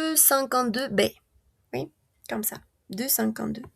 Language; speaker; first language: French; non-native, fluent; Spanish